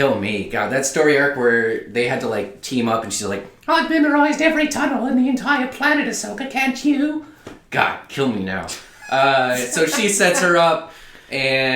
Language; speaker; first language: English; native; English